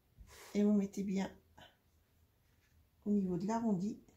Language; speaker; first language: French; native; French